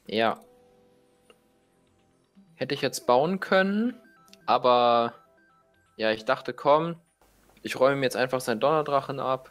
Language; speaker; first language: German; native; German